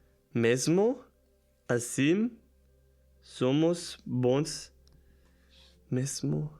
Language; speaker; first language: Portuguese; non-native, learner; German